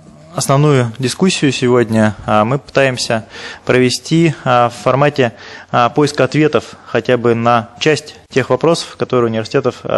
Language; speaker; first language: Russian; native; Russian